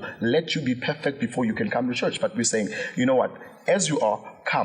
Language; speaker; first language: English; non-native, local second language; Zulu